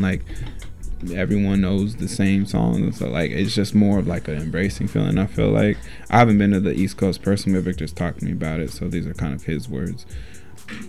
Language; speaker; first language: English; native; English